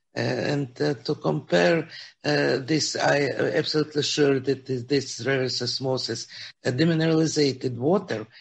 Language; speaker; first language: English; non-native, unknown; Ukrainian